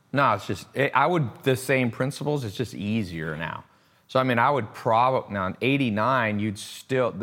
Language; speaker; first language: English; native; English